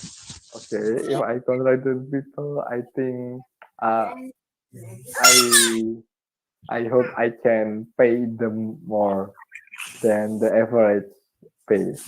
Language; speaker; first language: English; non-native, learner; Indonesian